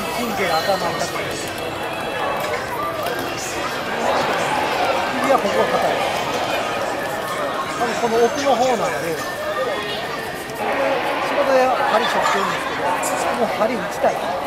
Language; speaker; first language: Japanese; native; Japanese